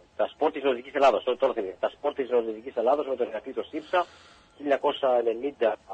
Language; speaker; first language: Greek; early bilingual, heritage; Greek